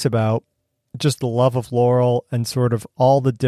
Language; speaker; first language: English; native; English